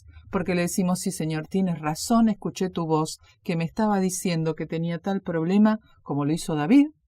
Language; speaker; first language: Spanish; native; Spanish